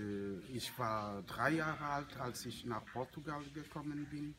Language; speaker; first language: German; non-native, fluent; Portuguese